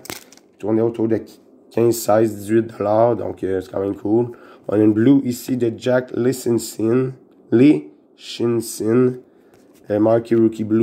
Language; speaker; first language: French; native; French